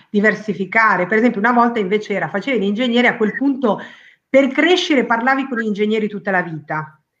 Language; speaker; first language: Italian; early bilingual, other home language; Spanish